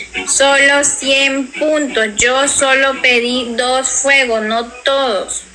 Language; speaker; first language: Spanish; native; Spanish